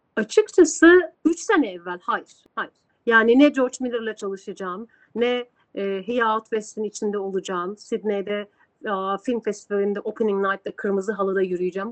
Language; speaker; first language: Turkish; native; Turkish